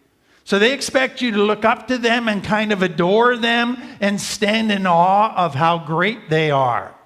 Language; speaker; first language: English; native; English